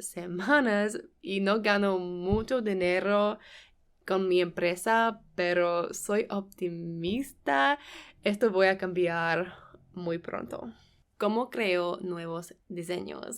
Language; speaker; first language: Spanish; non-native, fluent; English